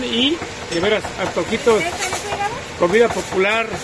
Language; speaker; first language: Spanish; native; Spanish